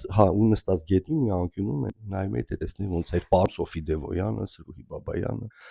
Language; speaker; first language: Armenian; native; Armenian